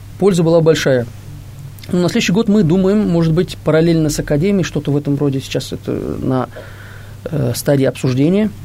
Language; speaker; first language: Russian; non-native, local second language; Tatar